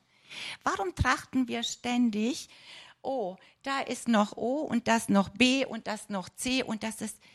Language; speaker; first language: German; non-native, fluent; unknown